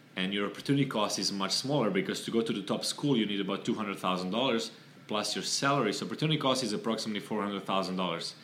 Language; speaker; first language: English; non-native, fluent; Serbian